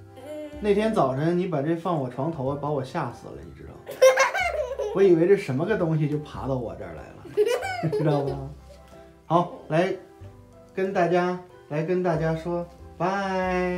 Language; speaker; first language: Chinese; native; Chinese